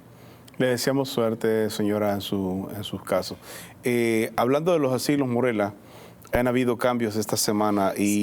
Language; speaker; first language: Spanish; native; Spanish